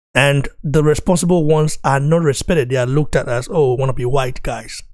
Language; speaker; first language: English; non-native, local second language; Bini